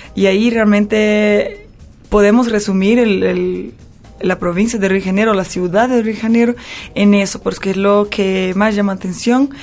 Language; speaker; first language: Spanish; non-native, fluent; Portuguese